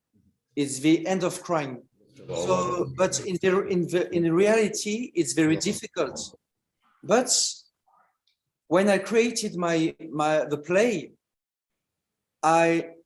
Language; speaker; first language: English; non-native, learner; French